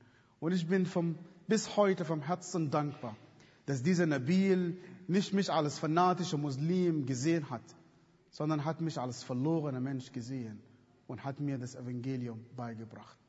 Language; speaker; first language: German; non-native, fluent; Arabic